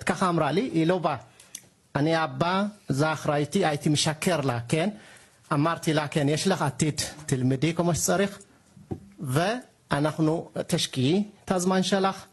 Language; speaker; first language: Hebrew; non-native, learner; Tigrinya